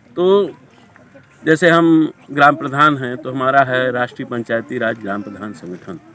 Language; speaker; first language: Hindi; native; Hindi